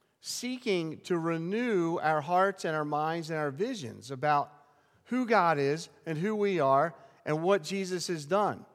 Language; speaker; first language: English; native; English